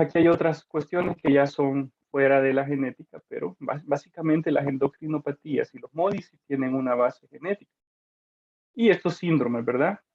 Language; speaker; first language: Spanish; native; Spanish